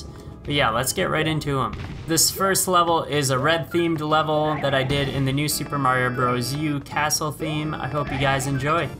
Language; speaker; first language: English; native; English